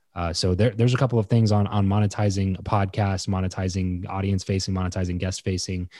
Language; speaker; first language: English; native; English